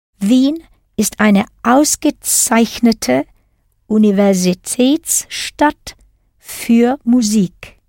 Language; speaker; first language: German; non-native, fluent; English